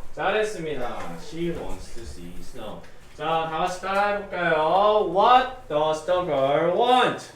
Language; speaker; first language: Korean; native; Korean